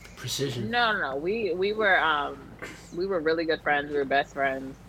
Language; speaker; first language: English; native; English